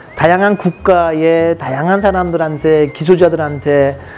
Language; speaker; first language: Korean; non-native, fluent; Turkish